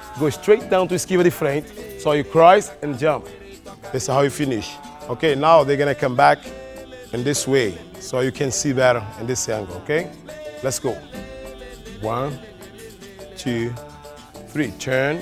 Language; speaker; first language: English; non-native, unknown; Portuguese